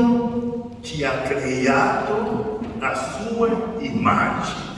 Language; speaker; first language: Italian; non-native, fluent; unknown